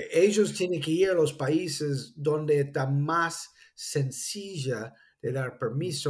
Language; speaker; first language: Spanish; non-native, fluent; English